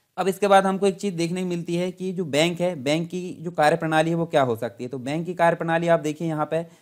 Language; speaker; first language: Hindi; native; Hindi